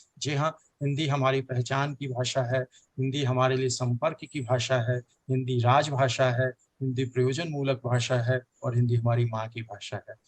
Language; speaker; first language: Hindi; native; Hindi